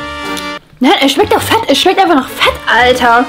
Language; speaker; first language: German; native; German